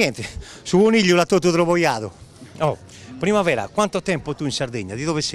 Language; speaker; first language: Italian; native; Italian